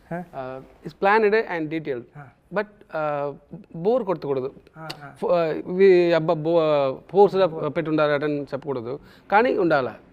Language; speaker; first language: Telugu; non-native, learner; Tamil